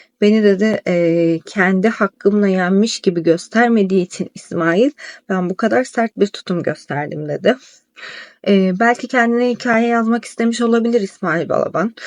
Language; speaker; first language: Turkish; native; Turkish